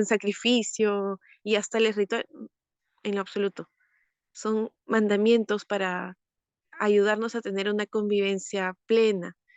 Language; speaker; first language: Spanish; native; Spanish